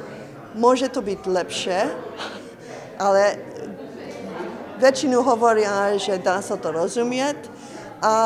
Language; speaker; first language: Slovak; early bilingual, heritage; English